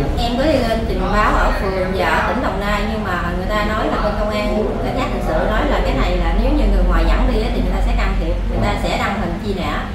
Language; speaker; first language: Vietnamese; native; Vietnamese